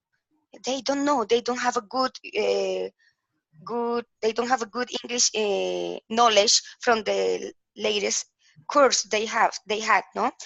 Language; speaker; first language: English; non-native, learner; Spanish